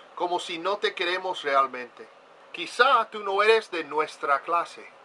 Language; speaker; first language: Spanish; non-native, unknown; English